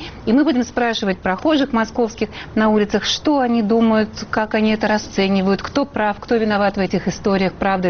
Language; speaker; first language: Russian; native; Russian